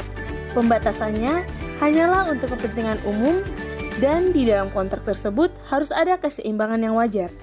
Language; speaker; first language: Indonesian; native; Indonesian